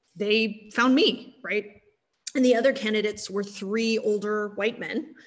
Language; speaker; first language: English; native; English